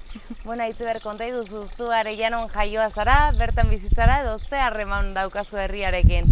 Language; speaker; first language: Basque; native; Basque